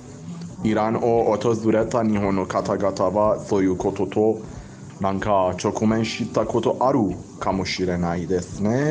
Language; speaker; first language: Japanese; non-native, learner; Persian